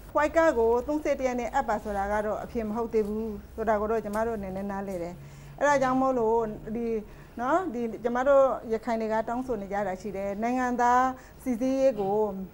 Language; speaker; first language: Burmese; native; Burmese